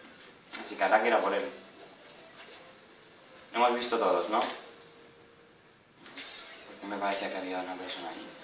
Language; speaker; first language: Spanish; native; Spanish